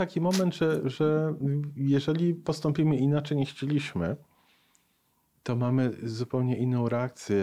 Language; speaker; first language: Polish; native; Polish